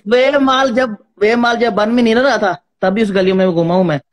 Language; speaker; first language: Hindi; native; Hindi